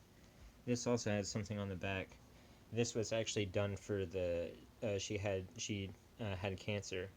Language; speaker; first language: English; native; English